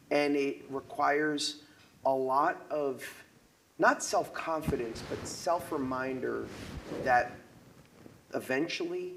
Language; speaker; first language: English; native; English